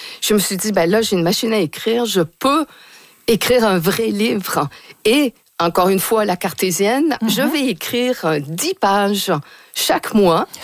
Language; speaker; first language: French; native; French